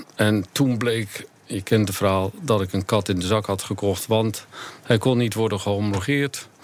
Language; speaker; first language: Dutch; native; Dutch